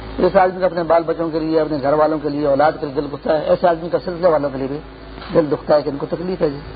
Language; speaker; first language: Urdu; non-native, local second language; Pashto